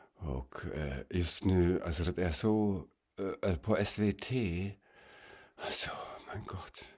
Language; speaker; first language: Swedish; non-native, fluent; German